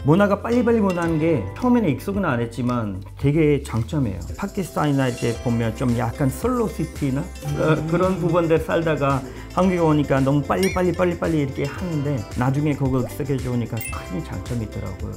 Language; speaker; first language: Korean; non-native, fluent; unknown